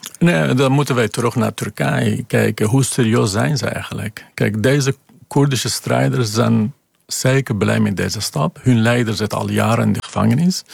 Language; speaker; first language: Dutch; non-native, fluent; Kurdish